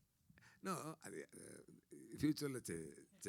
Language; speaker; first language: Telugu; non-native, learner; Tamil